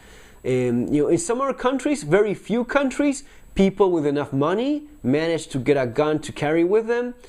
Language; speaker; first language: English; non-native, fluent; Spanish